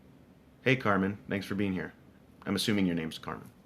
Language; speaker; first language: English; native; English